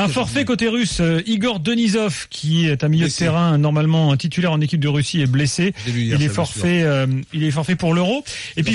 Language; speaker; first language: French; native; French